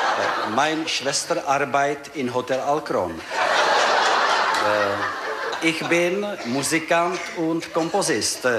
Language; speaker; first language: German; non-native, learner; Czech